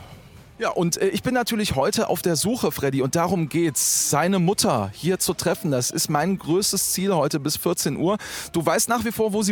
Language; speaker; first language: German; native; German